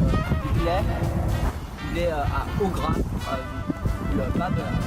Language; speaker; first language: French; non-native, learner; English